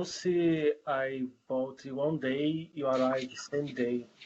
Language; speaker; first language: English; non-native, learner; Portuguese